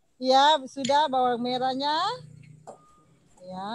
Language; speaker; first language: Indonesian; native; Indonesian